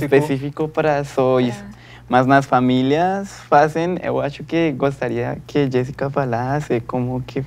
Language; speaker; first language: Portuguese; non-native, learner; Spanish